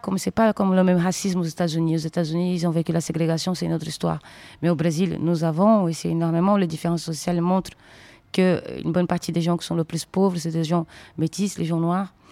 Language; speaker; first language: French; non-native, fluent; Portuguese